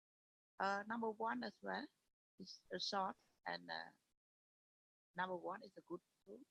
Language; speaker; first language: English; non-native, learner; Vietnamese